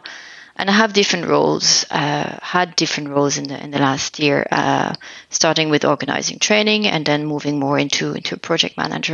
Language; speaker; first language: English; non-native, fluent; French